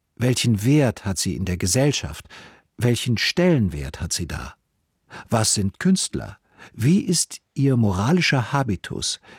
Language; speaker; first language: German; native; German